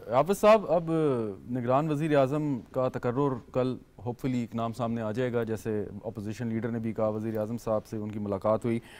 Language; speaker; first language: Hindi; native; Hindi